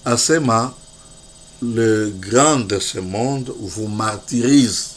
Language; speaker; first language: French; non-native, local second language; Swahili